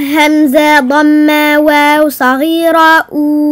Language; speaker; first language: Arabic; non-native, learner; French